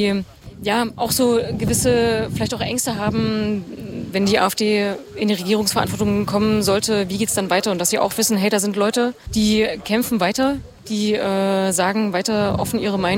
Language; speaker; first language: German; native; German